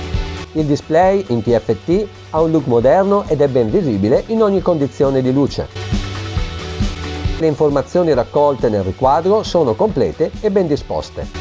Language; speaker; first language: Italian; native; Italian